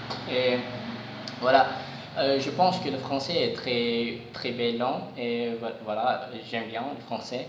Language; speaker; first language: French; non-native, learner; Javanese